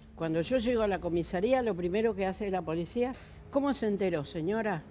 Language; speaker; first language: Spanish; native; Spanish